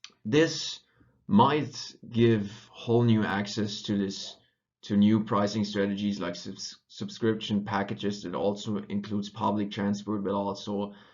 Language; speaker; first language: English; non-native, fluent; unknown